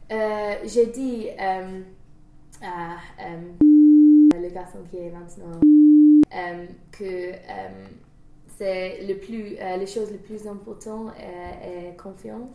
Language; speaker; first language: French; non-native, learner; English